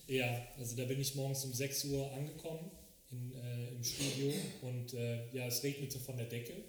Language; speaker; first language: German; native; German